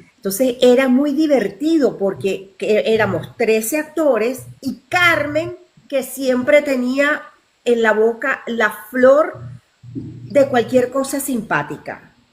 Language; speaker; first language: Spanish; native; Spanish